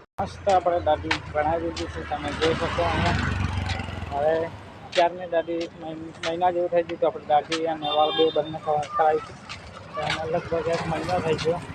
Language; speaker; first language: Gujarati; non-native, local second language; Bhili